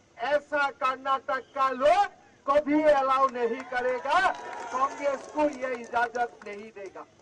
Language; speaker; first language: Hindi; non-native, local second language; Assamese